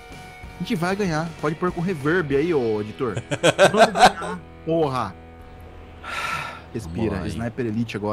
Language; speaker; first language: Portuguese; native; Portuguese